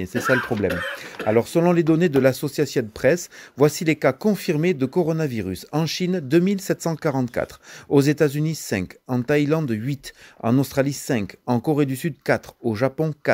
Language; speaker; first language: French; native; French